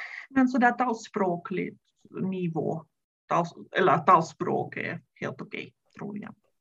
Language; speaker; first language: Swedish; non-native, fluent; Russian